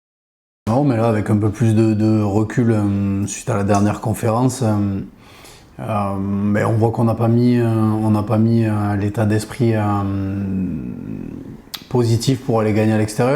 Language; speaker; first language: French; native; French